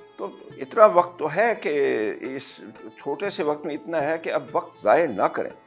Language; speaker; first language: Urdu; native; Urdu